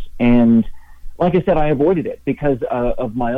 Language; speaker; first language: English; native; English